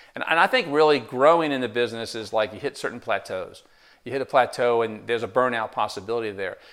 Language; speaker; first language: English; native; English